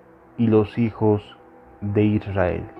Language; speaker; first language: Spanish; native; Spanish